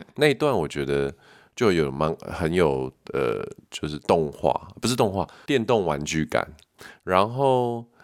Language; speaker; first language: Chinese; native; Chinese